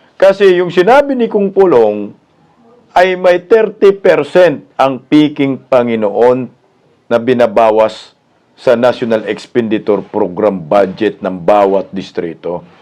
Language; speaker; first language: Filipino; native; Filipino